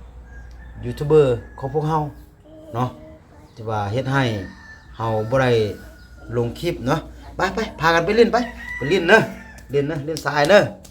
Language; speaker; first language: Thai; non-native, local second language; Lao